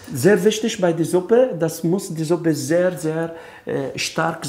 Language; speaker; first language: German; non-native, fluent; Arabic